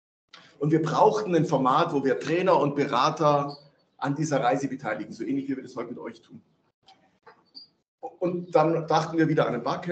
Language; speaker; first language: German; native; German